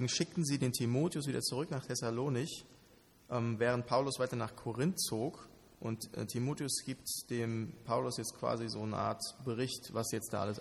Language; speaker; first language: German; native; German